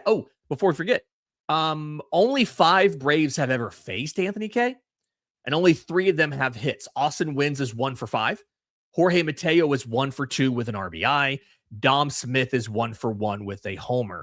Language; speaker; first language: English; native; English